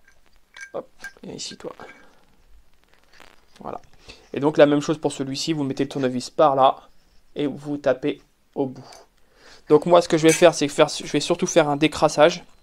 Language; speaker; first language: French; native; French